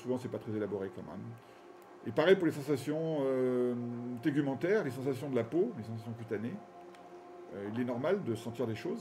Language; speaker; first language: French; native; French